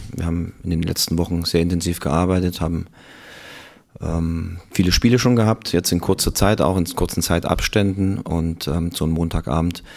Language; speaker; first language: German; native; German